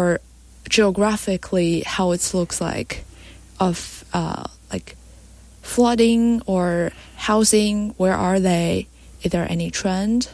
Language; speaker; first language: English; non-native, fluent; Chinese